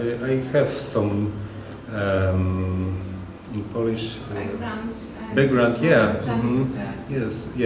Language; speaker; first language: English; non-native, learner; Polish